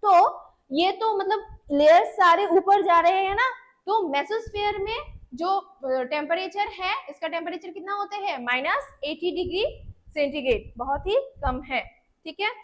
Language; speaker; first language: Hindi; non-native, local second language; Bangla